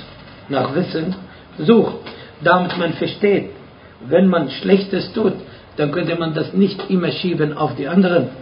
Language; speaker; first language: German; non-native, fluent; Arabic